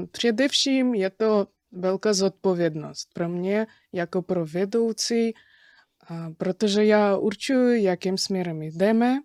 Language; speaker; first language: Czech; non-native, fluent; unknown